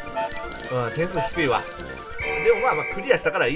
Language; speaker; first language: Japanese; native; Japanese